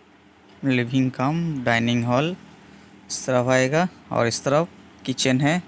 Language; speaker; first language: Hindi; non-native, local second language; Bangla